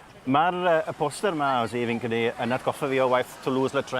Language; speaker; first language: Welsh; native; Welsh